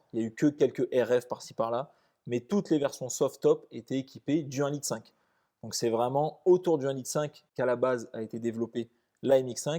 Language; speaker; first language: French; native; French